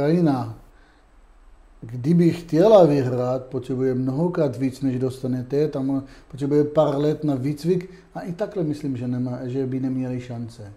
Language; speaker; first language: Czech; non-native, fluent; Hebrew